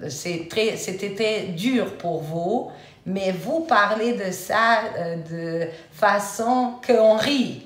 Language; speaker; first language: French; non-native, fluent; Serbian